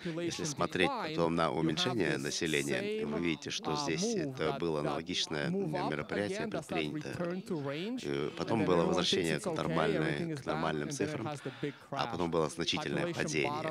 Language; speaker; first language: Russian; native; Russian